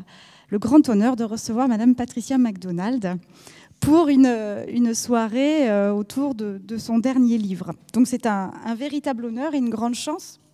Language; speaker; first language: French; native; French